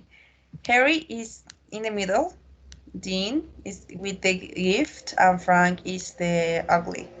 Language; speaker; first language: English; non-native, learner; Spanish